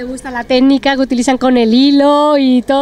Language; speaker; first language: Spanish; native; Spanish